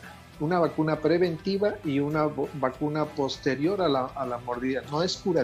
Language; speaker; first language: Spanish; native; Spanish